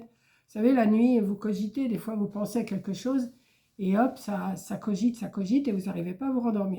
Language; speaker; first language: French; native; French